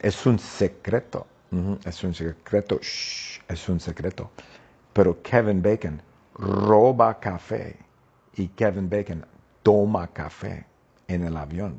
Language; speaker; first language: Spanish; non-native, fluent; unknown